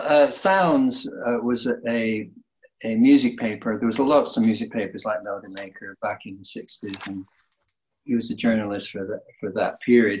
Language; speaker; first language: English; native; English